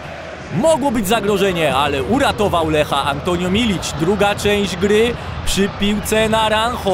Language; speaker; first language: Polish; native; Polish